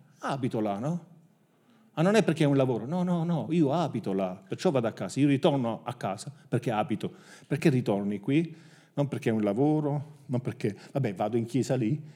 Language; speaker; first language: Italian; native; Italian